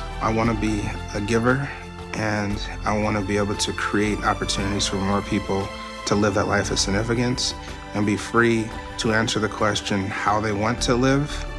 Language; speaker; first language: English; early bilingual, other home language; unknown